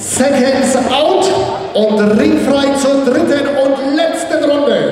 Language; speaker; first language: German; native; German